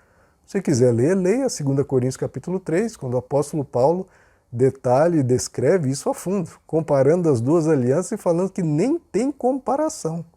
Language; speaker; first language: Portuguese; native; Portuguese